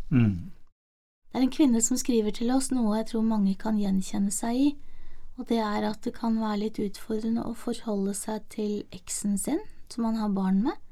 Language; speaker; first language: Norwegian; native; Norwegian